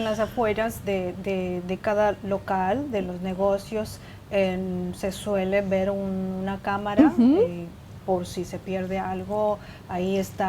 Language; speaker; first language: Spanish; non-native, fluent; Chinese